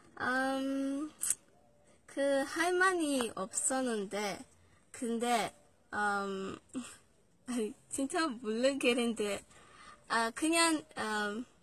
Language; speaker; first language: Korean; non-native, learner; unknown